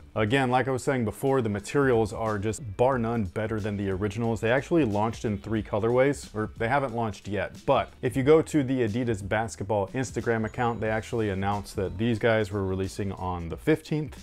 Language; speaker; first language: English; native; English